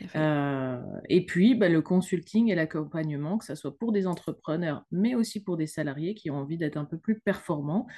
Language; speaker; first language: French; native; French